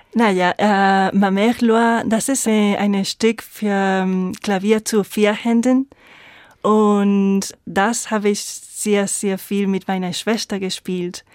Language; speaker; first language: German; non-native, fluent; Spanish